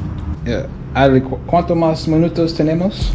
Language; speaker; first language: Spanish; non-native, learner; English